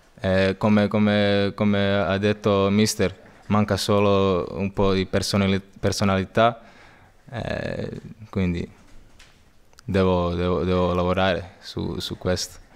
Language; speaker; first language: Italian; non-native, learner; Croatian